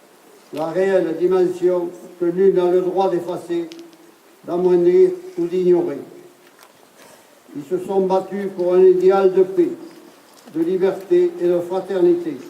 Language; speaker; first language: French; native; French